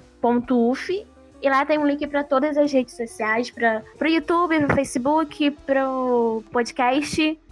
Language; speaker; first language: Portuguese; native; Portuguese